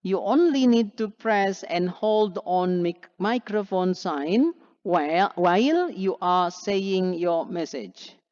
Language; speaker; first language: English; non-native, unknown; Indonesian